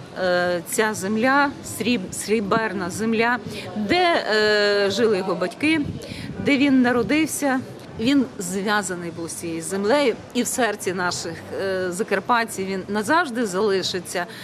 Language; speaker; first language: Ukrainian; native; Ukrainian